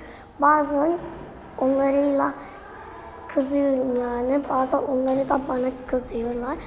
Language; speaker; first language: Turkish; non-native, learner; Arabic